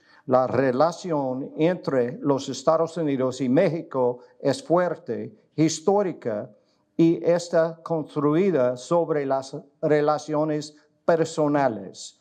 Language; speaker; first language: Spanish; non-native, learner; English